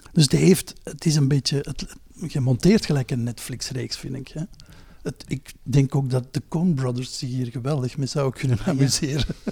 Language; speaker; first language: Dutch; native; Dutch